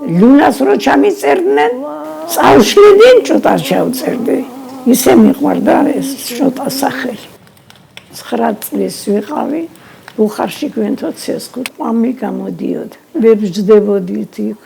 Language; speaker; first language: Georgian; non-native, local second language; Mingrelian